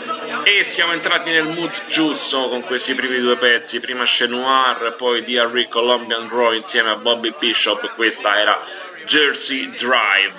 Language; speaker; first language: Italian; native; Italian